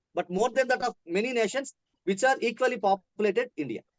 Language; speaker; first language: English; non-native, local second language; Telugu